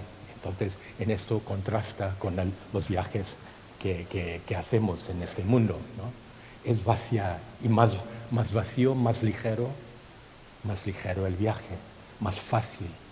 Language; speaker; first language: Spanish; non-native, fluent; Thai